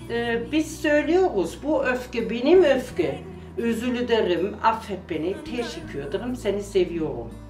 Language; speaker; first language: Turkish; non-native, learner; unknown